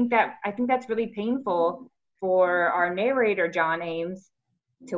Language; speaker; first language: English; native; English